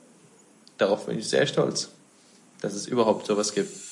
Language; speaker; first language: German; non-native, fluent; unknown